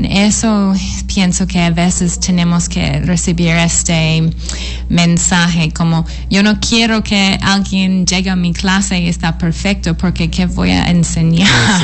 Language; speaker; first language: Spanish; non-native, fluent; English